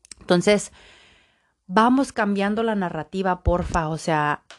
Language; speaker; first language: Spanish; native; Spanish